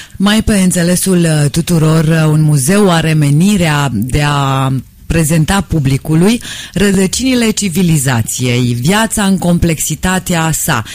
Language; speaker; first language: Romanian; native; Romanian